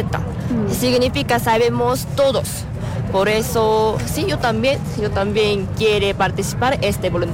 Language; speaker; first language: Spanish; non-native, learner; Korean